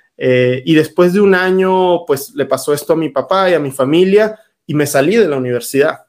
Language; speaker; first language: Spanish; native; Spanish